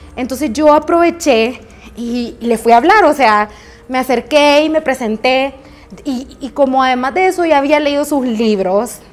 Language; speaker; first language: Spanish; native; Spanish